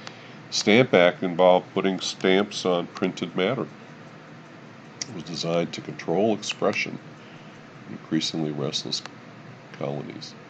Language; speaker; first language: English; native; English